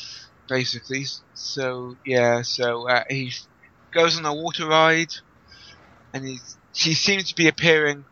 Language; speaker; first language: English; native; English